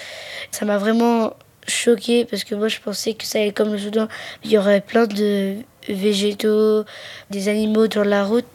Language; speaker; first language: French; early bilingual, other home language; Arabic